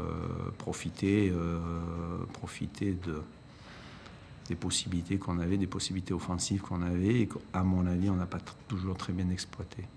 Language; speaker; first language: French; native; French